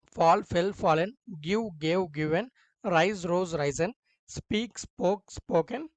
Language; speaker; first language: English; non-native, local second language; Telugu